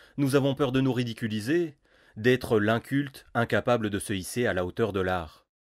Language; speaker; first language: French; native; French